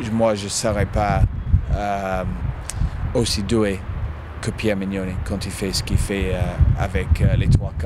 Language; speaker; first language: French; non-native, fluent; English